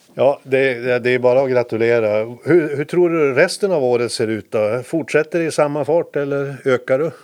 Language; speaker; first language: Swedish; native; Swedish